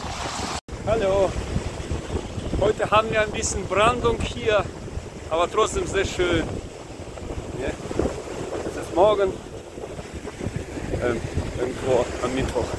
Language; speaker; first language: German; non-native, fluent; Russian